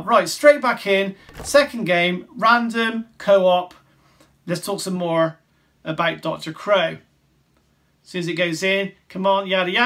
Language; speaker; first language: English; native; English